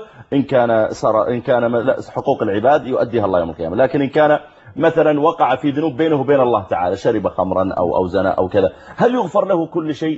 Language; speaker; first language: Arabic; native; Arabic